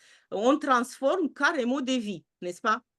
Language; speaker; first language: French; non-native, fluent; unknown